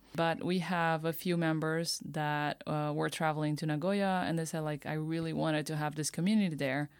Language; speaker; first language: English; non-native, fluent; Portuguese